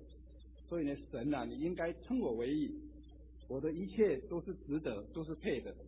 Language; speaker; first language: Chinese; native; Chinese